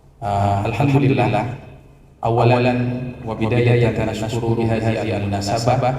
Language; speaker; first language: Arabic; non-native, fluent; Indonesian